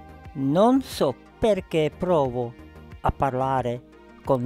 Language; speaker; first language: Italian; non-native, fluent; Czech